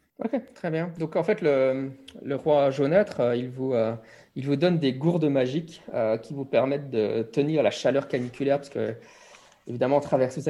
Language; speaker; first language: French; native; French